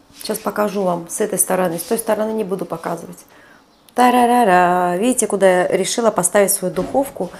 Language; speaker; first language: Russian; non-native, local second language; Georgian